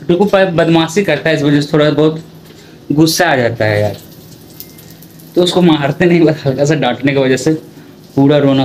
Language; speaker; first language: Hindi; native; Hindi